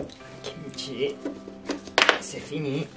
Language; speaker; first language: French; non-native, learner; Korean